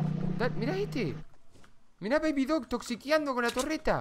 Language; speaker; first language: Spanish; native; Spanish